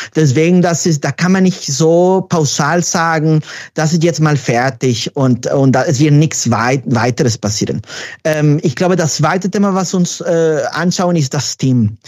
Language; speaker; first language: German; non-native, fluent; Spanish